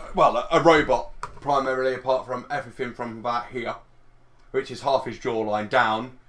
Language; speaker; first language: English; native; English